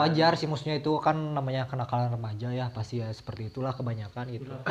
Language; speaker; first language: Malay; non-native, local second language; Sundanese